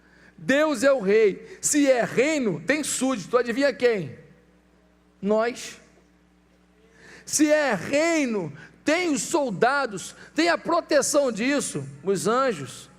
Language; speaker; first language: Portuguese; native; Portuguese